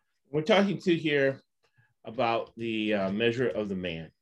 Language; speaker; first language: English; early bilingual, other home language; Spanish